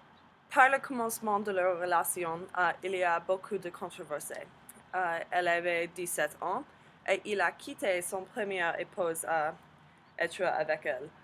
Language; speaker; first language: French; non-native, learner; English